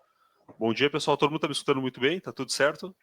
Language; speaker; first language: Portuguese; native; Portuguese